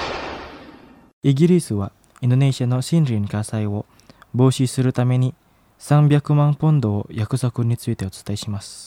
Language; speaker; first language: Japanese; non-native, fluent; Indonesian